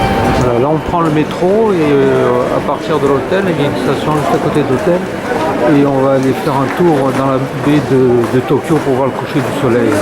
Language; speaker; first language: French; native; French